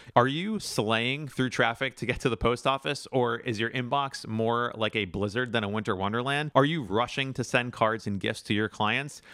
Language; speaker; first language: English; native; English